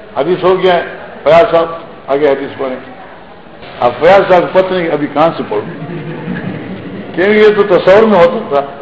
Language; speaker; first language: Urdu; non-native, local second language; Northern Hindko